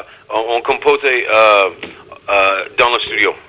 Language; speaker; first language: French; non-native, learner; English